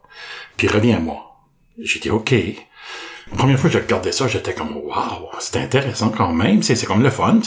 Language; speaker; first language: French; native; French